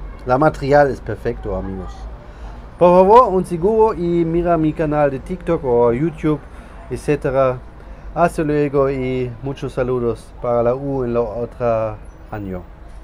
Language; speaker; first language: Spanish; non-native, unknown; German